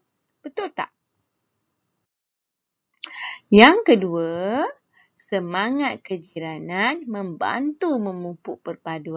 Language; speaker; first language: Malay; native; Malay